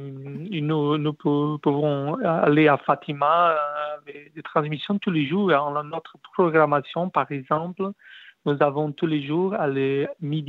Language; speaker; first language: French; non-native, learner; Portuguese